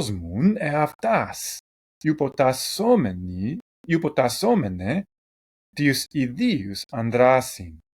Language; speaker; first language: Greek; non-native, learner; English